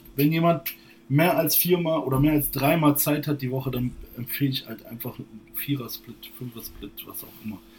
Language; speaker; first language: German; native; German